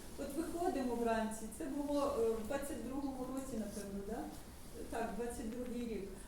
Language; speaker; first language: Ukrainian; native; Ukrainian